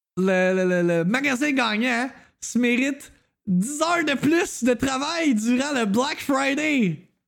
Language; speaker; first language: French; native; French